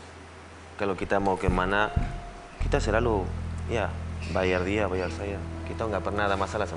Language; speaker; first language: Indonesian; non-native, learner; Spanish